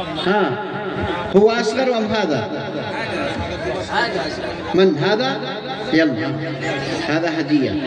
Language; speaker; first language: Arabic; native; Arabic